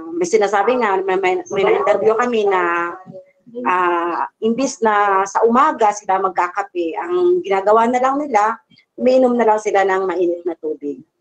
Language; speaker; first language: Filipino; non-native, local second language; Bikol